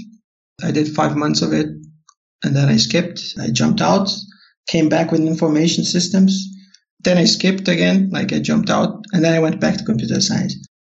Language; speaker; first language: English; non-native, fluent; Portuguese